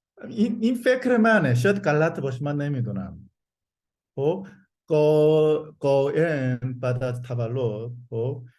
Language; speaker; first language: Persian; non-native, learner; Korean